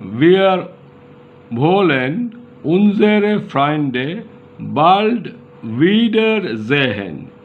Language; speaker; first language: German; non-native, fluent; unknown